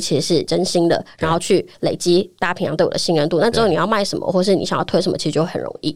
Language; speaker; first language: Chinese; native; Chinese